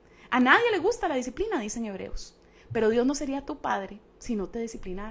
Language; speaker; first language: Spanish; native; Spanish